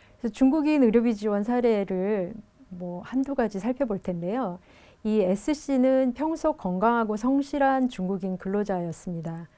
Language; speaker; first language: Korean; native; Korean